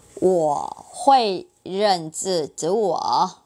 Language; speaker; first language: Chinese; non-native, learner; Vietnamese